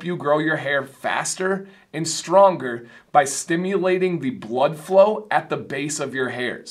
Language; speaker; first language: English; native; English